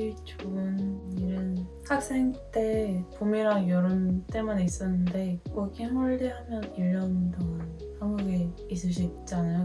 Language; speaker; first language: Korean; non-native, fluent; Dutch